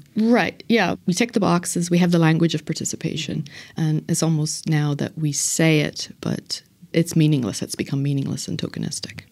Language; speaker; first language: English; native; English